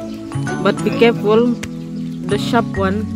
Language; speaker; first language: English; non-native, local second language; Malay